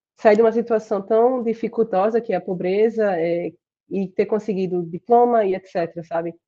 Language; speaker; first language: Portuguese; native; Portuguese